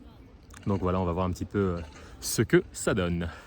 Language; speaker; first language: French; native; French